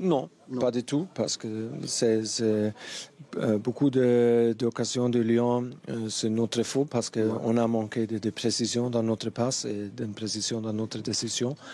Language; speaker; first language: French; non-native, fluent; German